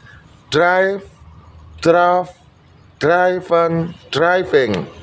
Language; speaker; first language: English; non-native, learner; Indonesian